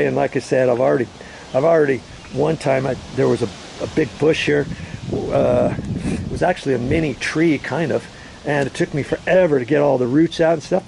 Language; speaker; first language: English; native; English